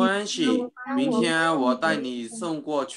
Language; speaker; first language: Chinese; non-native, learner; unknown